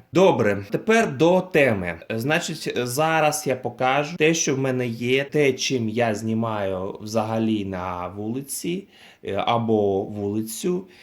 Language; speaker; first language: Ukrainian; non-native, local second language; Russian